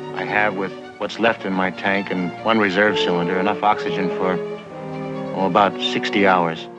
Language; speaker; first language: English; native; English